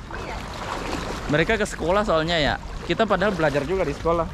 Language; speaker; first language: Indonesian; native; Indonesian